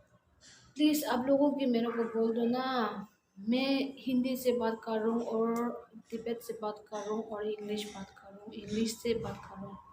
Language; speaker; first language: Hindi; non-native, learner; Tibetan